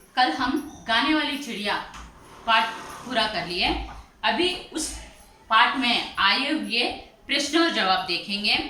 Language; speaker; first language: Hindi; non-native, local second language; Telugu